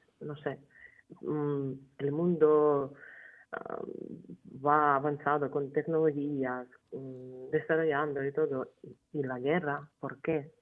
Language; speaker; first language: Spanish; non-native, fluent; Ukrainian